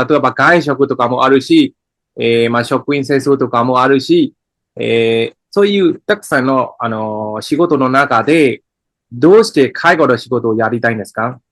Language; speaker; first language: Japanese; non-native, fluent; Burmese